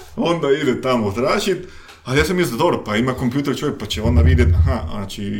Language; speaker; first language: Croatian; non-native, fluent; Spanish